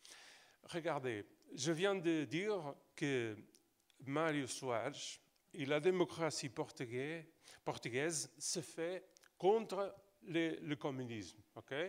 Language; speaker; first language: French; non-native, fluent; Portuguese